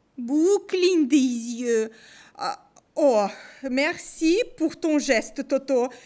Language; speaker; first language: French; non-native, fluent; Russian